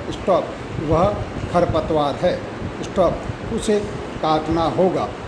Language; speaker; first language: Hindi; native; Hindi